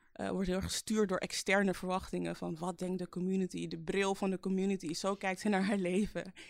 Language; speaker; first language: Dutch; early bilingual, other home language; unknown